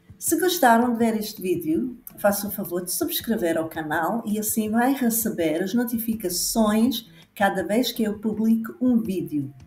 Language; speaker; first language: Portuguese; non-native, fluent; English